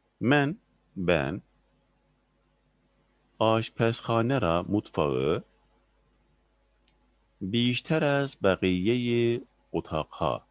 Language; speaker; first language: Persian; non-native, fluent; Turkish